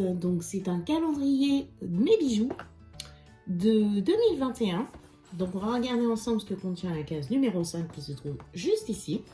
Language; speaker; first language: French; native; French